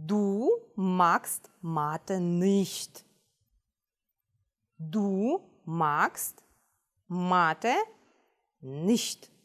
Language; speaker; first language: German; non-native, fluent; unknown